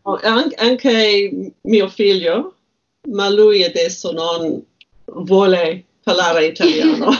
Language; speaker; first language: Italian; non-native, learner; English